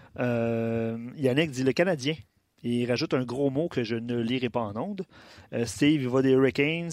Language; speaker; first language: French; native; French